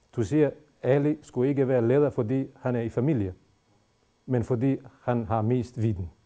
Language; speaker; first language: Danish; non-native, fluent; Bosnian